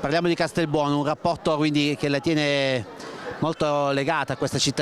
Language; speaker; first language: Italian; native; Italian